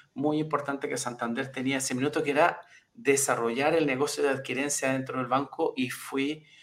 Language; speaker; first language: Spanish; native; Spanish